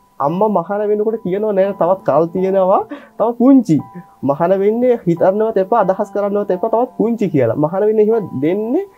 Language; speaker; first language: Sinhala; non-native, fluent; Bangla